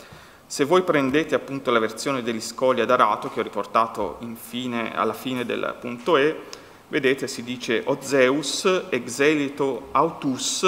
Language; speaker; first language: Italian; native; Italian